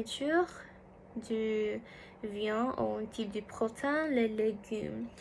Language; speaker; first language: French; non-native, learner; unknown